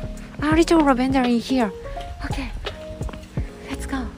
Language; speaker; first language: English; non-native, learner; Japanese